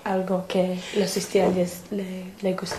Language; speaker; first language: Spanish; non-native, learner; English